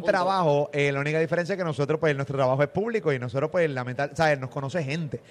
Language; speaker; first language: Spanish; native; Spanish